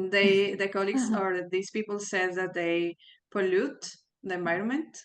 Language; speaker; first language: English; non-native, fluent; Spanish